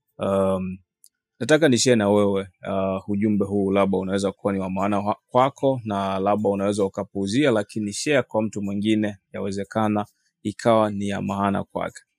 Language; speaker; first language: Swahili; native; Swahili